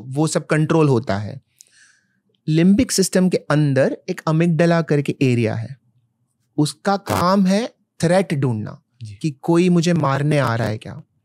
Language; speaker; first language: Hindi; non-native, local second language; Malayalam